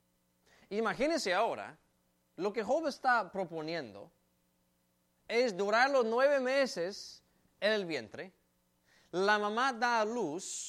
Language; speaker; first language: Spanish; native; Spanish